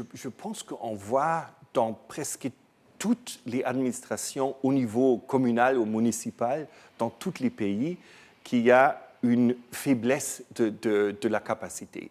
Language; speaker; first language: French; non-native, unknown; German